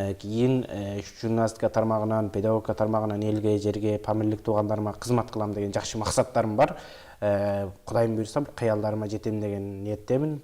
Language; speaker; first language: Kyrgyz; early bilingual, heritage; Kyrgyz